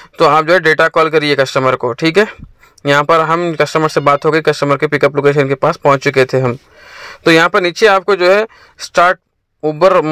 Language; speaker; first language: Hindi; native; Hindi